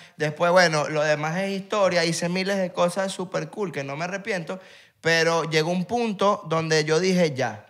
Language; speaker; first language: Spanish; native; Spanish